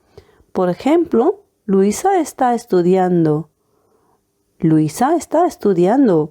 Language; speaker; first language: Spanish; non-native, fluent; Hindi